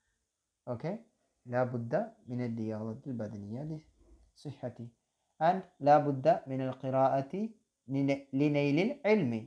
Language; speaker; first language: Arabic; non-native, fluent; Malayalam